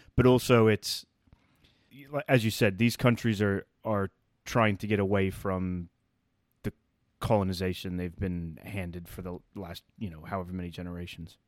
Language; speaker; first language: English; native; English